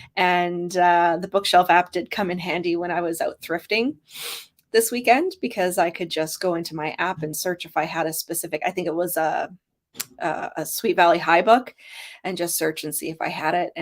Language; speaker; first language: English; native; English